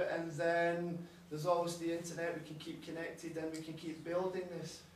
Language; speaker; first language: English; native; English